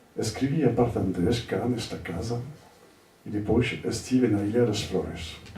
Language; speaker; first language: Portuguese; non-native, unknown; French